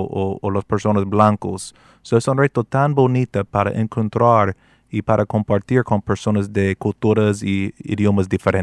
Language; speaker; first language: Spanish; non-native, fluent; English